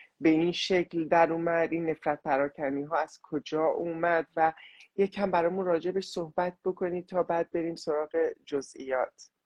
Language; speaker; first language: Persian; native; Persian